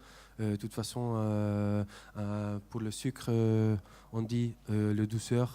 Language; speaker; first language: French; non-native, fluent; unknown